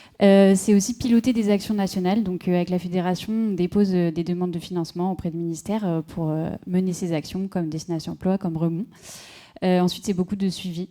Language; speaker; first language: French; native; French